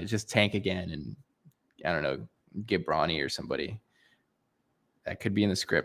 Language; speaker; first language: English; native; English